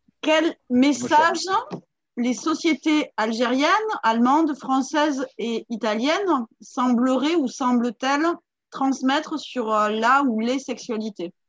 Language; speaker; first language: French; native; French